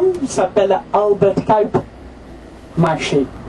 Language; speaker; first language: French; non-native, fluent; Dutch